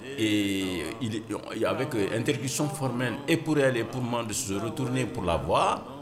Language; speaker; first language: French; non-native, local second language; Mandingo